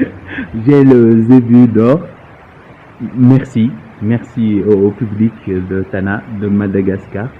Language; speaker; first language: French; native; French